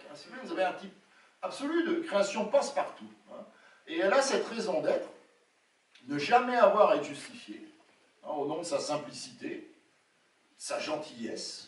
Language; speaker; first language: French; native; French